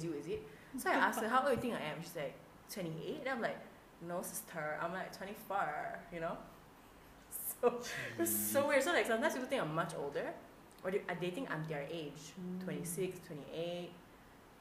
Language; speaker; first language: English; non-native, local second language; Chinese